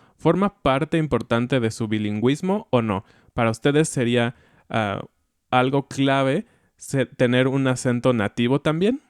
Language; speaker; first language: Spanish; native; Spanish